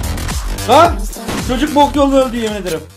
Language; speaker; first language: Turkish; native; Turkish